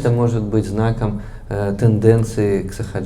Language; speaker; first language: Russian; native; Russian